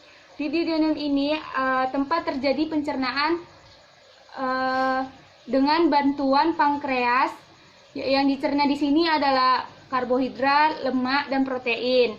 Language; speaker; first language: Indonesian; native; Indonesian